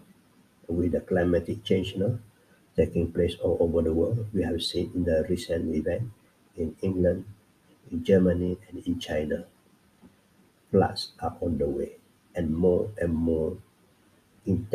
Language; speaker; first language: English; non-native, local second language; Pattani Malay